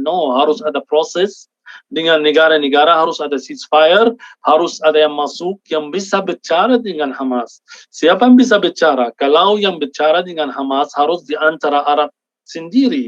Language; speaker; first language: Indonesian; non-native, fluent; Arabic